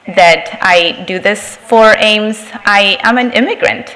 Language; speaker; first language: English; non-native, fluent; Spanish